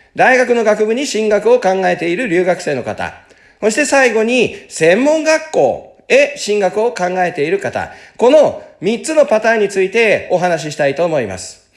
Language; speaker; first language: Japanese; native; Japanese